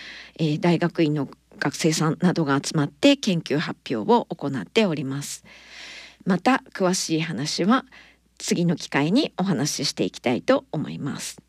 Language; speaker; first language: Japanese; native; Japanese